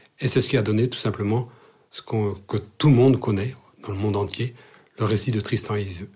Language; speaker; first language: French; non-native, local second language; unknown